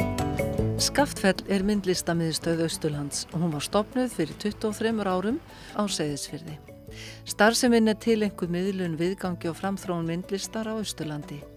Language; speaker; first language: Icelandic; native; Icelandic